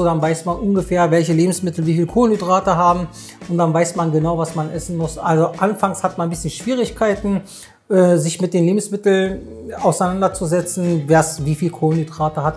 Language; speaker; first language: German; native; German